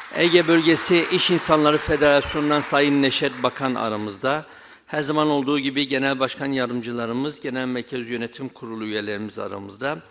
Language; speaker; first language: Turkish; native; Turkish